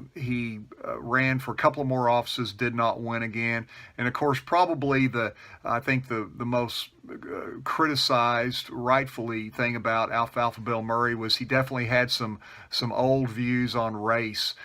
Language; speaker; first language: English; native; English